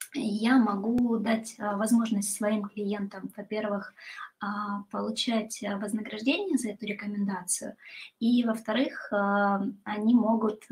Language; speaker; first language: Russian; native; Russian